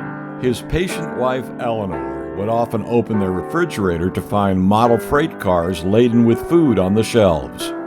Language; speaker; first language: English; native; English